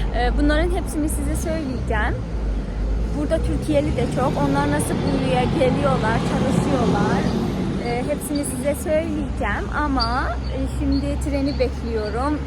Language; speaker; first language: Turkish; non-native, fluent; Persian